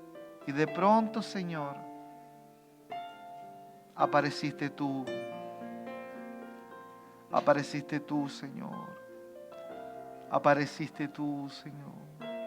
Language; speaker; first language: Spanish; native; Spanish